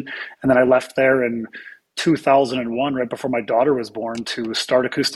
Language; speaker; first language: English; native; English